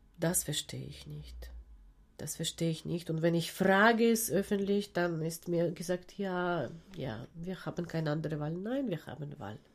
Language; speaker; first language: German; non-native, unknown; Ukrainian